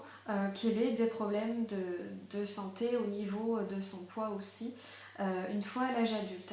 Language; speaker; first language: French; native; French